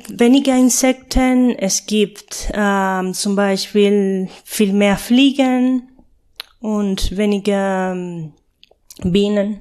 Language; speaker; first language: German; non-native, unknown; Spanish